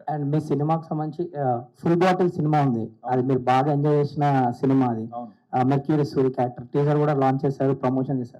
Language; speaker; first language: Telugu; native; Telugu